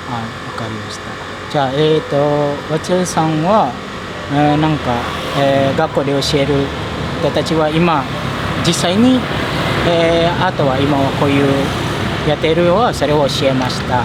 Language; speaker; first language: Japanese; non-native, fluent; Indonesian